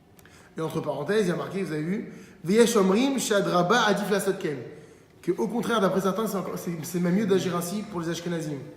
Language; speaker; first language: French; native; French